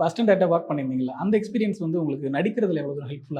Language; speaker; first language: Tamil; native; Tamil